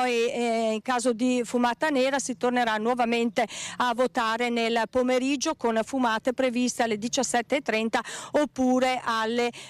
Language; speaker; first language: Italian; native; Italian